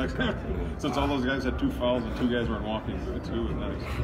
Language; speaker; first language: English; native; English